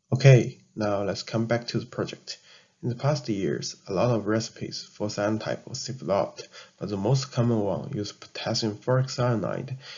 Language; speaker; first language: English; non-native, learner; Chinese